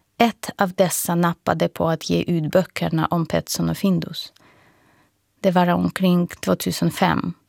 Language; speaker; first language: Swedish; non-native, fluent; Russian